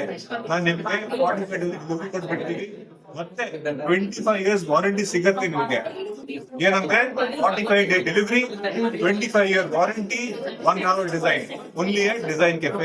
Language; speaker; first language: Kannada; non-native, local second language; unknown